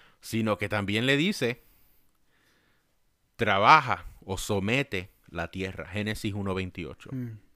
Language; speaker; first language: Spanish; early bilingual, heritage; Spanish